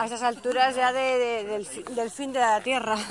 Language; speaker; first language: Spanish; native; Spanish